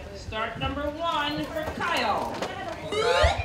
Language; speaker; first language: English; native; English